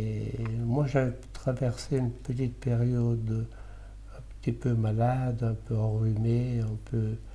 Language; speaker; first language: French; early bilingual, other home language; Italian